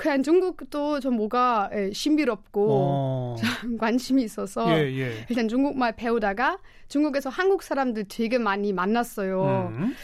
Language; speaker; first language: Korean; non-native, fluent; German